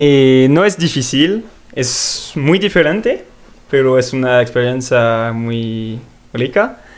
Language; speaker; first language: Spanish; non-native, learner; French